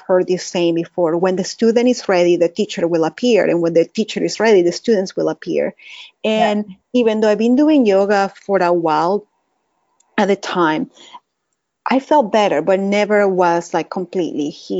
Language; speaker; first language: English; non-native, fluent; Spanish